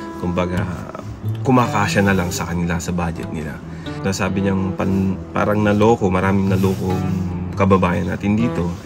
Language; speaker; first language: Filipino; native; Filipino